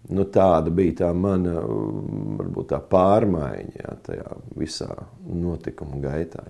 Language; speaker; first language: Latvian; native; Latvian